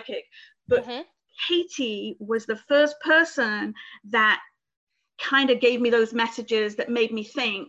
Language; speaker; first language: English; native; English